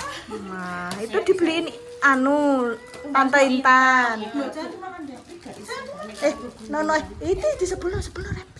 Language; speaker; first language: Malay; non-native, local second language; Javanese